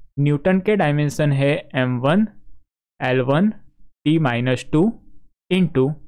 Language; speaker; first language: Hindi; non-native, local second language; Gujarati